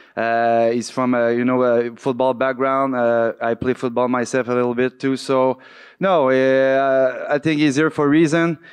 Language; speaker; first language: English; native; English